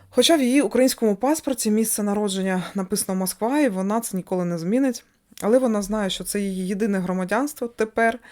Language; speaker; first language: Ukrainian; non-native, local second language; Russian